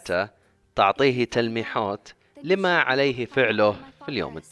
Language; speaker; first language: Arabic; native; Arabic